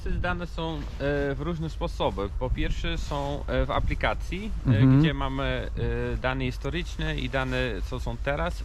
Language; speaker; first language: Polish; non-native, learner; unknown